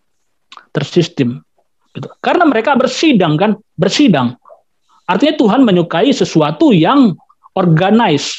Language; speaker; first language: Indonesian; native; Indonesian